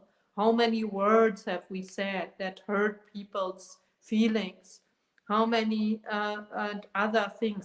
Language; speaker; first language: English; non-native, fluent; German